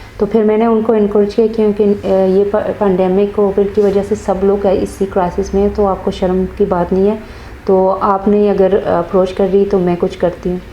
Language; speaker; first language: Urdu; early bilingual, heritage; Urdu